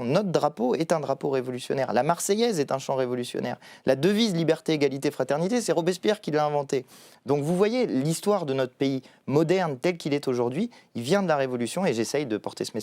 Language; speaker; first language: French; native; French